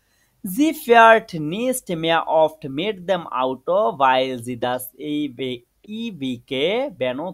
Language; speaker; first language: German; non-native, fluent; Bangla